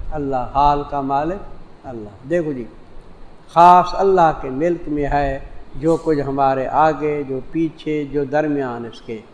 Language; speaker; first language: Urdu; non-native, local second language; Saraiki